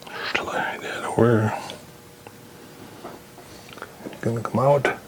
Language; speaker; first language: English; native; English